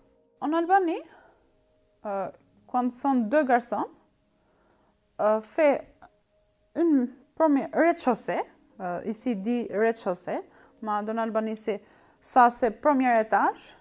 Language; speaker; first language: French; non-native, learner; Albanian